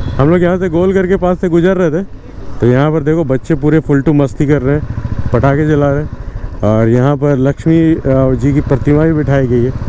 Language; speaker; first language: Hindi; native; Hindi